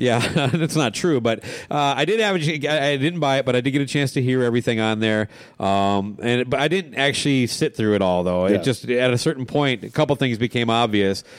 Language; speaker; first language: English; native; English